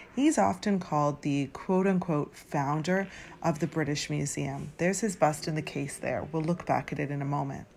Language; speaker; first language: English; native; English